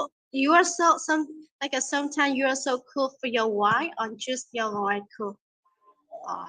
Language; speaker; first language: English; non-native, learner; Vietnamese